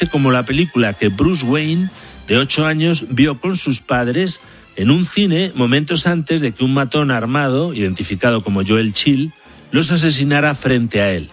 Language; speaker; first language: Spanish; native; Spanish